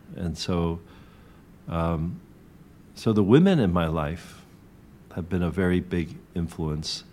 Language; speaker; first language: English; early bilingual, other home language; Korean